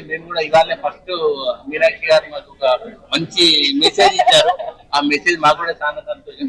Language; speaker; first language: Telugu; native; Telugu